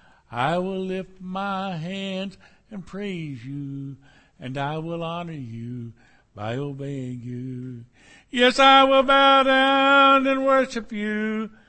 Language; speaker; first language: English; native; English